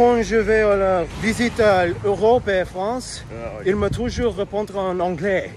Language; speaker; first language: French; non-native, learner; English